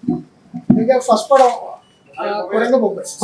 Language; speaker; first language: Tamil; non-native, learner; Malayalam